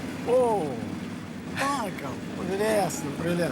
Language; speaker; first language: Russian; native; Russian